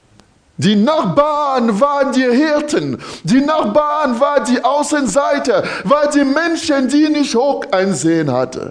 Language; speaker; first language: German; non-native, fluent; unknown